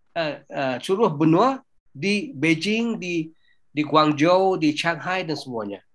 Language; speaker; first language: Indonesian; early bilingual, heritage; Thai